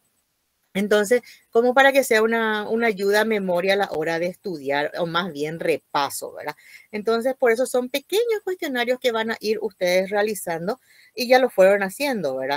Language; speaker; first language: Spanish; native; Spanish